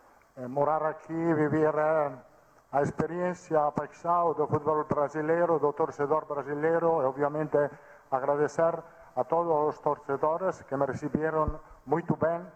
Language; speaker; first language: Portuguese; non-native, fluent; Italian